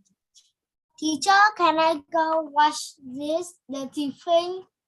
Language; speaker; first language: English; non-native, learner; Vietnamese